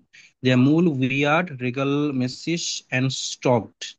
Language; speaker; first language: English; non-native, learner; Bangla